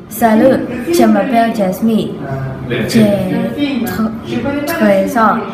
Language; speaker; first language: French; non-native, learner; Cantonese